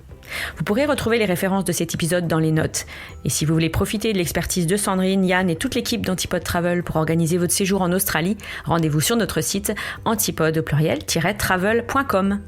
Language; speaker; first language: French; native; French